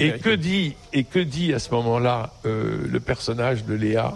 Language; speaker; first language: French; native; French